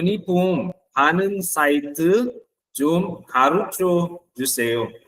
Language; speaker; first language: Korean; non-native, fluent; Filipino